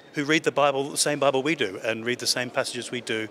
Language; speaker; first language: English; native; English